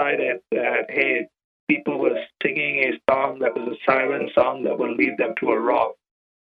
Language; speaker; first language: English; non-native, local second language; Gujarati